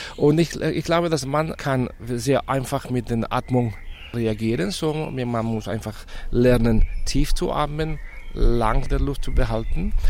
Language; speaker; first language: German; non-native, fluent; Spanish